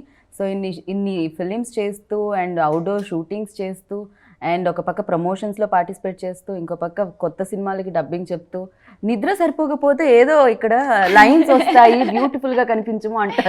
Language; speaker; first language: Telugu; native; Telugu